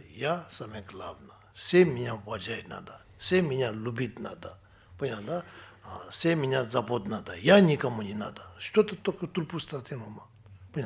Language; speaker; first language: Russian; non-native, learner; Tibetan